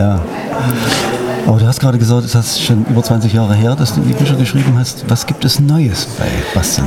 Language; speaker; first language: German; native; German